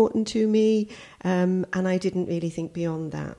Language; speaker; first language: English; native; English